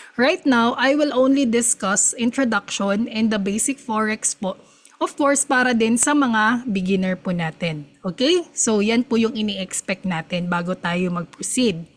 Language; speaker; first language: Filipino; non-native, local second language; Cebuano